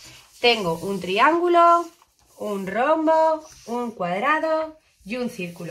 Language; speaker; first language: Spanish; native; Spanish